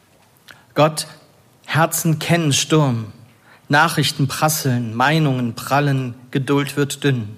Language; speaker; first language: German; native; German